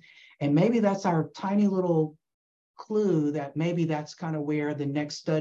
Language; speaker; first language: English; native; English